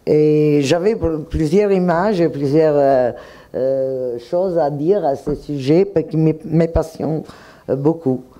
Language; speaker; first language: French; non-native, fluent; Italian